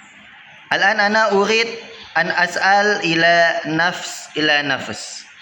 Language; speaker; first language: Arabic; non-native, fluent; Indonesian